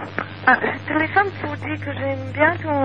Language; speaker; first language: French; non-native, learner; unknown